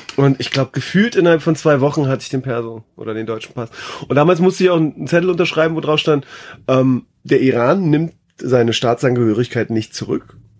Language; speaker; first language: German; early bilingual, other home language; Persian